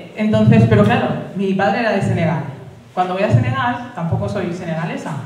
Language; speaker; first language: Spanish; native; Spanish